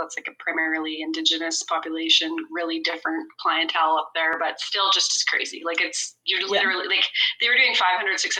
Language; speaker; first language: English; native; English